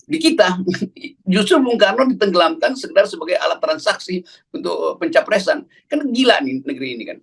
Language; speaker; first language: Indonesian; native; Indonesian